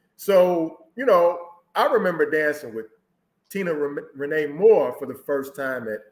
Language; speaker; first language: English; native; English